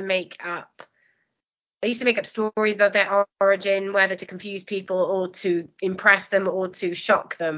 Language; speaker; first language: English; non-native, local second language; Welsh